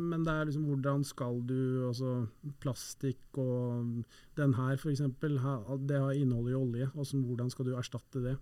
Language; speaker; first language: Norwegian; native; Norwegian